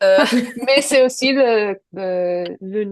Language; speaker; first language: French; non-native, learner; English